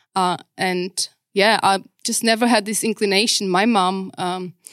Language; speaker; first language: English; non-native, fluent; Czech